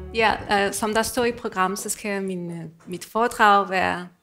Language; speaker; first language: Danish; non-native, fluent; Portuguese